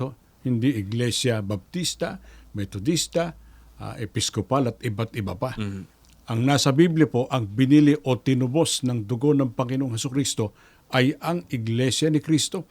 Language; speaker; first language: Filipino; native; Filipino